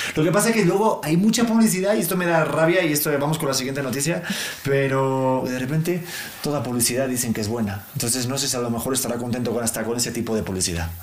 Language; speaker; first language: Spanish; native; Spanish